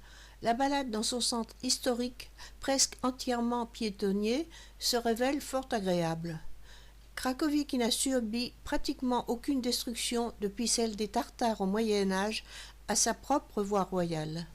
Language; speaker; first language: French; native; French